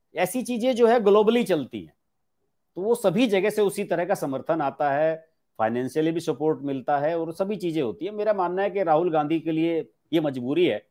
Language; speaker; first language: Hindi; native; Hindi